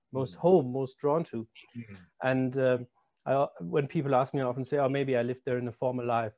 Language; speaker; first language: English; non-native, fluent; German